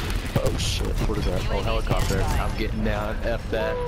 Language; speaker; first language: English; native; English